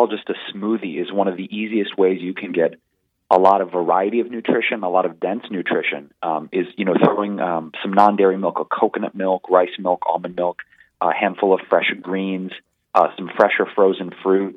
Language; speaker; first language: English; native; English